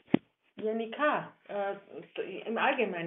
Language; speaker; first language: Greek; non-native, learner; German